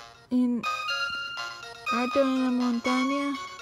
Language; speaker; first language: Spanish; non-native, learner; English